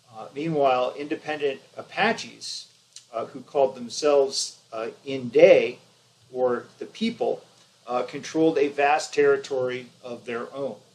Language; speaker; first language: English; native; English